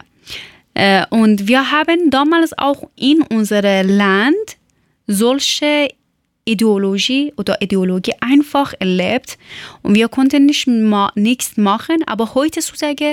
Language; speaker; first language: German; non-native, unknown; Persian